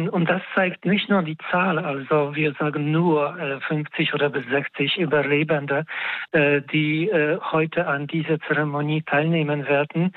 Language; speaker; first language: German; non-native, fluent; Polish